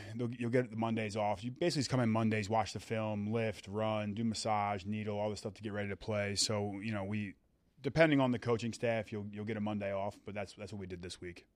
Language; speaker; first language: English; native; English